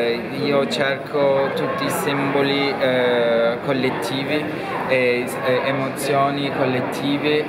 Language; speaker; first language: Italian; non-native, fluent; Turkish